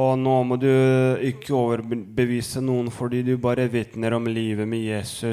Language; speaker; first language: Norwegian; non-native, fluent; Lithuanian